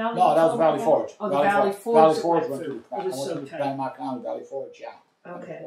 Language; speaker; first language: English; native; English